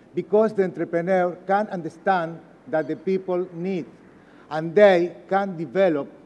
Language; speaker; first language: English; non-native, learner; Spanish